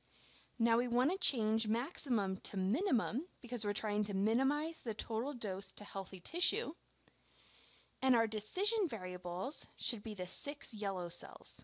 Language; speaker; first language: English; native; English